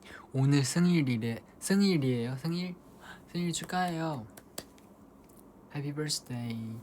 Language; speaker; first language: Korean; non-native, fluent; Chinese